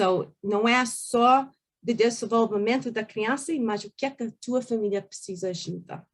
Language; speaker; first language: Portuguese; early bilingual, heritage; Portuguese